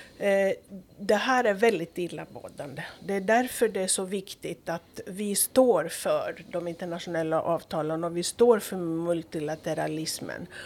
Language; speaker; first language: Swedish; non-native, fluent; Greek